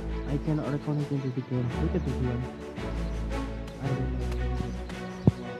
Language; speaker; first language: English; non-native, learner; Indonesian